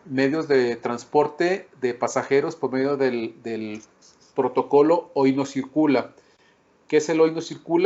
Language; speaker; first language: Spanish; native; Spanish